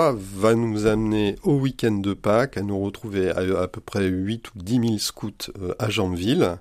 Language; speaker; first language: French; native; French